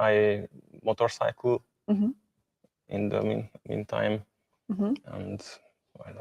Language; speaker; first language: English; non-native, learner; Hungarian